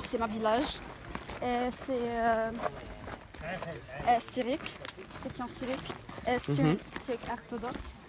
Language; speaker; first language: French; non-native, learner; Arabic